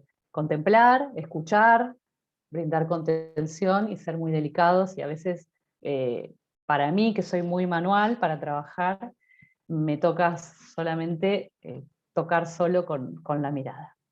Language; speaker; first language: Spanish; native; Spanish